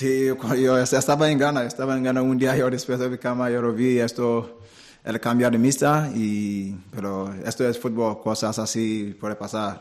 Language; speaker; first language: Spanish; non-native, learner; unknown